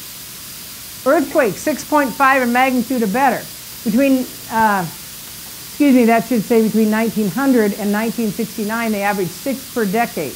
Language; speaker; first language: English; native; English